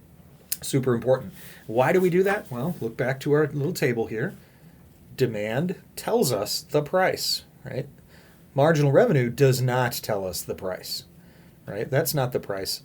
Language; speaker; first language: English; native; English